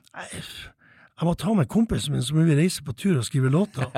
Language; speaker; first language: Norwegian; native; Norwegian